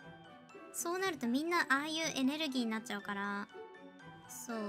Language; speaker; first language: Japanese; native; Japanese